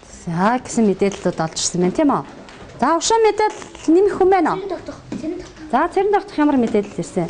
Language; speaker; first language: Mongolian; native; Mongolian